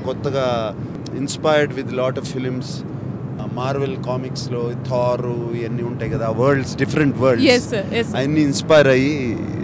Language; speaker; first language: Telugu; native; Telugu